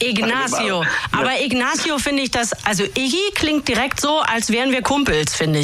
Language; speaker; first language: German; native; German